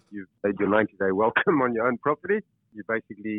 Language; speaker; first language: English; native; English